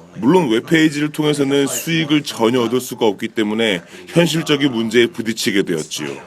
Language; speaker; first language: Korean; non-native, fluent; Spanish